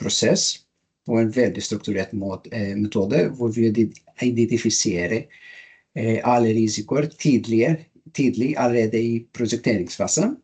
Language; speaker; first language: Norwegian; non-native, learner; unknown